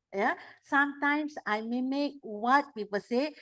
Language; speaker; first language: English; non-native, local second language; Malay